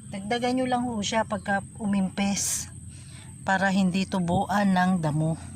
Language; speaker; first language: Filipino; native; Filipino